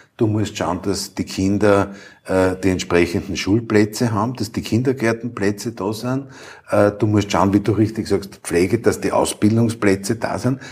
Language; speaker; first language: German; native; German